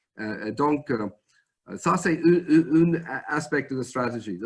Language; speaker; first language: French; non-native, fluent; English